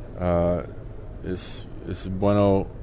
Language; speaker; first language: Spanish; non-native, learner; English